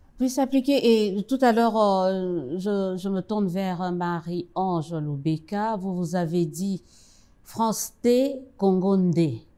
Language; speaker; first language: French; non-native, local second language; Lingala